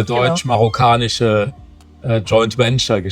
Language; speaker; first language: German; native; German